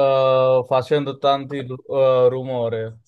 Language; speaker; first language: Italian; non-native, learner; Bangla